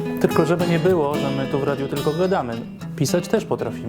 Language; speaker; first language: Polish; native; Polish